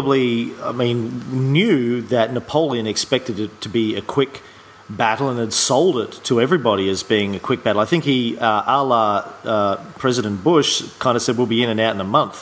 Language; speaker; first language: English; native; English